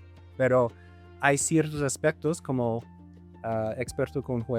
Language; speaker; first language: Spanish; non-native, fluent; English